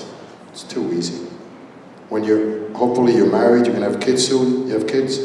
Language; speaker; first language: English; native; English